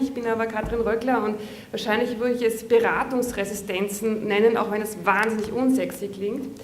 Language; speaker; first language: German; native; German